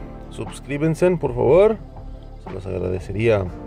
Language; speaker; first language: Spanish; early bilingual, heritage; Spanish